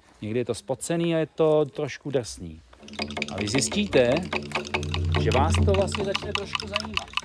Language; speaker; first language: Czech; native; Czech